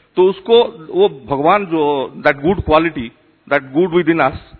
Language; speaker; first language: Hindi; non-native, fluent; Odia